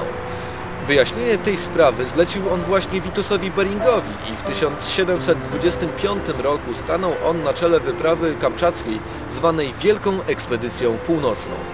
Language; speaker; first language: Polish; native; Polish